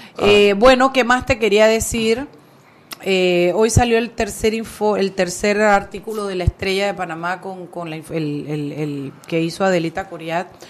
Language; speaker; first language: Spanish; native; Spanish